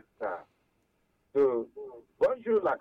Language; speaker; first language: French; non-native, learner; Igbo